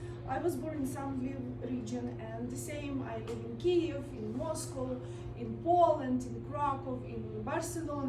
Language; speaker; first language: English; non-native, learner; Russian